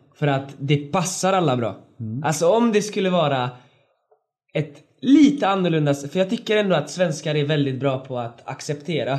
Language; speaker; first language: Swedish; native; Swedish